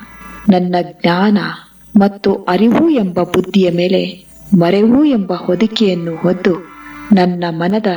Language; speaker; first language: Kannada; native; Kannada